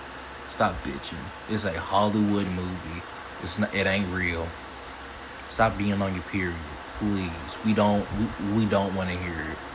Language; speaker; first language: English; native; English